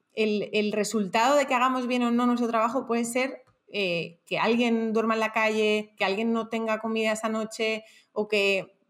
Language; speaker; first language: Spanish; native; Spanish